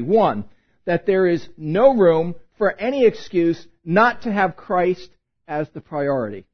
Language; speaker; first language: English; native; English